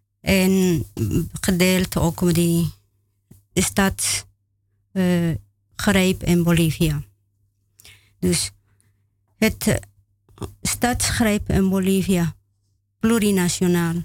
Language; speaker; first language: Dutch; non-native, learner; Spanish